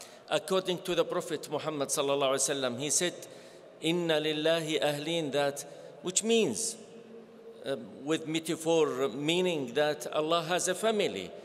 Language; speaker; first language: English; non-native, fluent; Arabic